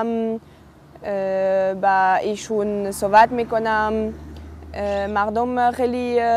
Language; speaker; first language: Persian; non-native, learner; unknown